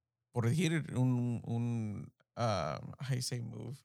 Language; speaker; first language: Spanish; early bilingual, heritage; Spanish